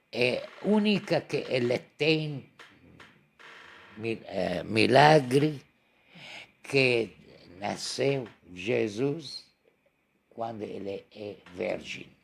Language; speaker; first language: Portuguese; non-native, learner; Arabic